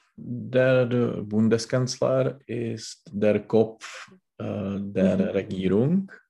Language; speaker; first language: German; non-native, learner; Czech